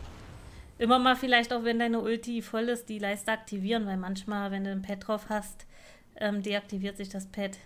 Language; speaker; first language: German; native; German